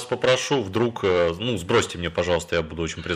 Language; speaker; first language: Russian; native; Russian